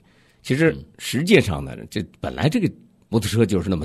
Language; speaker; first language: Chinese; native; Chinese